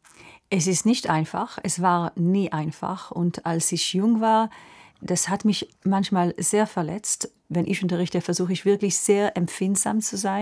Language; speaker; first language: German; non-native, fluent; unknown